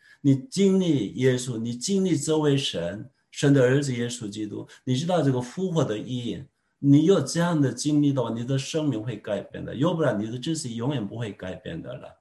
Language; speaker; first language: Chinese; non-native, fluent; Korean